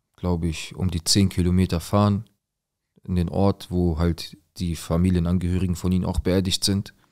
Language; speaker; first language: German; native; German